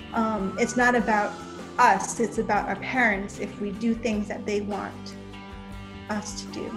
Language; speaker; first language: English; native; English